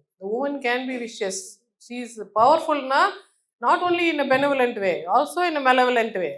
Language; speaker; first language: English; non-native, local second language; Tamil